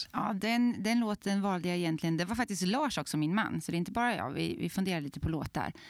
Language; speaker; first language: Swedish; native; Swedish